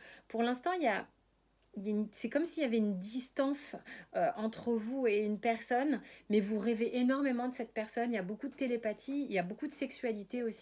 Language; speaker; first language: French; native; French